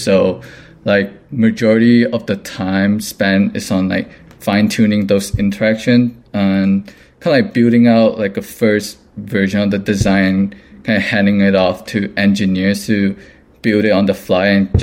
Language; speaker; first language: English; non-native, local second language; Cantonese